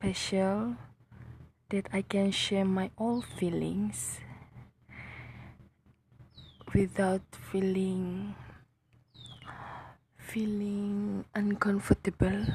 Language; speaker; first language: English; non-native, local second language; Malay